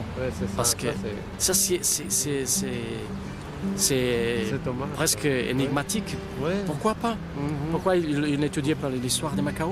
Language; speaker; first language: French; non-native, fluent; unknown